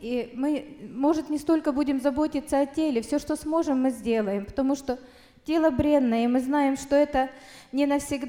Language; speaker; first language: Russian; native; Russian